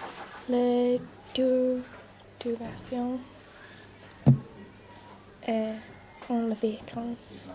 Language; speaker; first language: French; non-native, learner; English